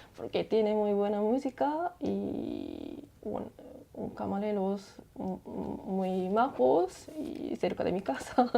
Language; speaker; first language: Spanish; non-native, learner; Japanese